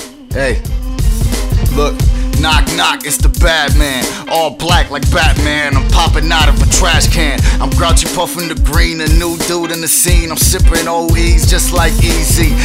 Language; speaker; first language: English; early bilingual, other home language; Spanish